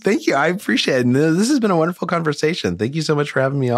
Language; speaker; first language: English; native; English